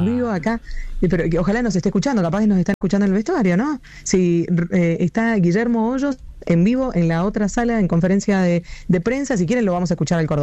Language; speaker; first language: Spanish; native; Spanish